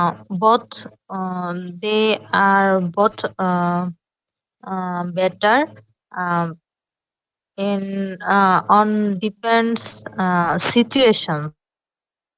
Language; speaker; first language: English; non-native, learner; Bangla